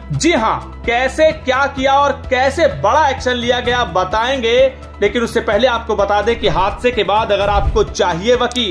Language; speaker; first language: Hindi; native; Hindi